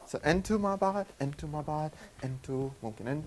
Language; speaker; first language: Arabic; native; Arabic